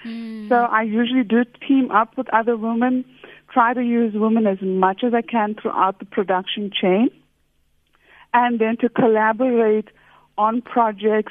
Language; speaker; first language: English; native; English